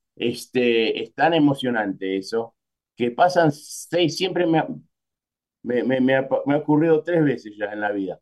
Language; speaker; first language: Spanish; native; Spanish